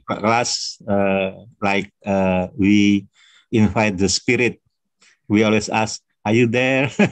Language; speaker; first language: English; non-native, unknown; Indonesian